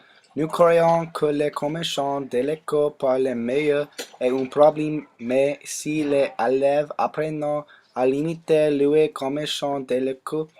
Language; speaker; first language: French; non-native, learner; English